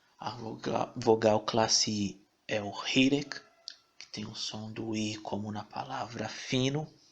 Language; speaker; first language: Portuguese; native; Portuguese